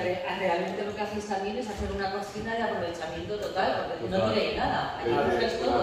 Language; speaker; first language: Spanish; native; Spanish